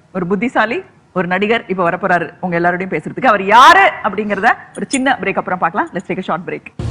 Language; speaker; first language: Tamil; native; Tamil